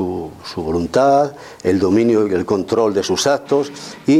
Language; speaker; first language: Spanish; native; Spanish